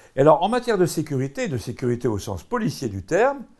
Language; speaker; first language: French; native; French